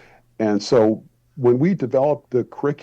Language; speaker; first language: English; native; English